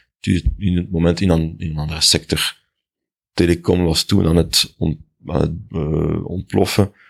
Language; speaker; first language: Dutch; non-native, local second language; French